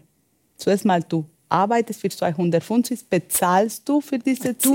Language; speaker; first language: German; non-native, learner; Spanish